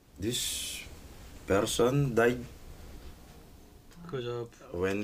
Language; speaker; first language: English; non-native, local second language; Filipino